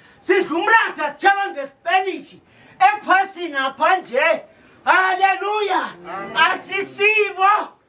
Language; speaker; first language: Zulu; non-native, local second language; South Ndebele